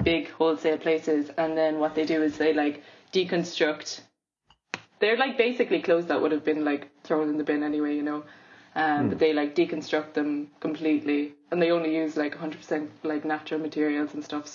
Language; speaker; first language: English; native; English